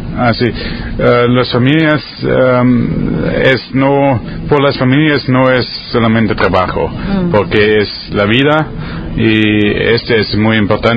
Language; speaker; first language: Spanish; non-native, learner; German